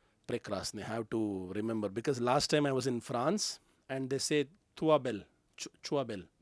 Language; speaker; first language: English; non-native, local second language; Kannada